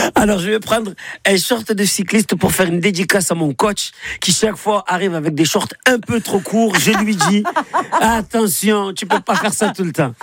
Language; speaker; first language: French; native; French